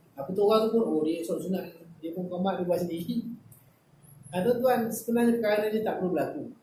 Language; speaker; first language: Malay; native; Malay